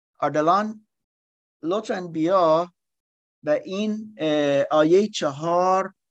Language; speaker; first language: Persian; non-native, learner; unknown